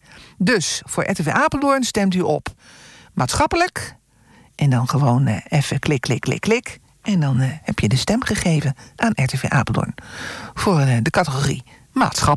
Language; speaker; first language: Dutch; native; Dutch